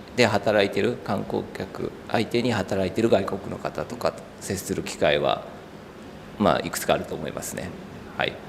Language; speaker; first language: Japanese; native; Japanese